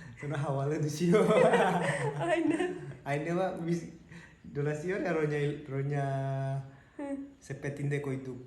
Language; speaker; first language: Turkish; non-native, learner; Indonesian